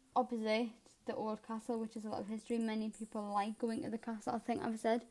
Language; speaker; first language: English; native; English